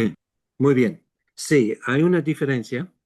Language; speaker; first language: Spanish; non-native, fluent; English